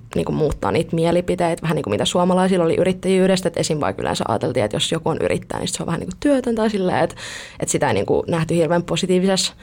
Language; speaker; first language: Finnish; early bilingual, other home language; Italian